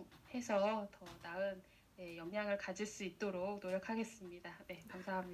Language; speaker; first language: Korean; native; Korean